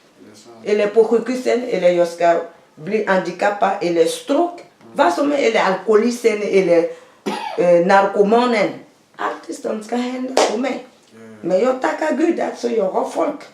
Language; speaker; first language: Swedish; non-native, learner; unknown